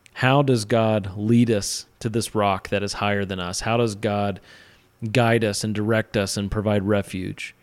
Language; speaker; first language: English; native; English